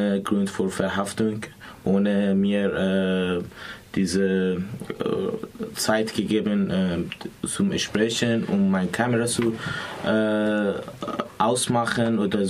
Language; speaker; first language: German; non-native, learner; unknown